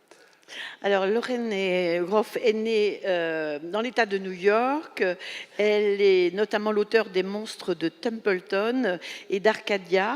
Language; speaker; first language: French; native; French